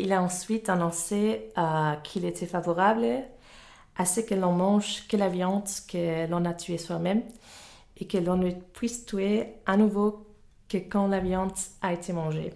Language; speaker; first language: French; non-native, fluent; German